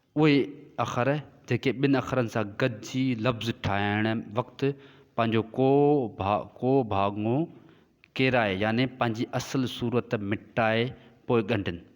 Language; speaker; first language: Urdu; non-native, local second language; Sindhi